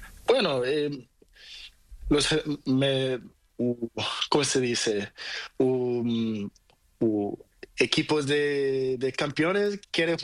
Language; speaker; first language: Spanish; non-native, fluent; Portuguese